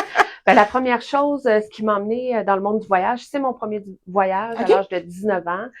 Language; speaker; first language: French; native; French